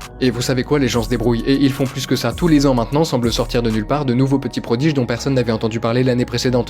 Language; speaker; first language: French; native; French